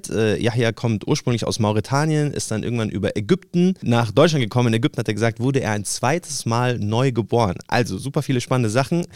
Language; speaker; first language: German; native; German